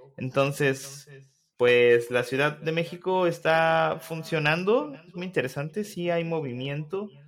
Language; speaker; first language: Spanish; native; Spanish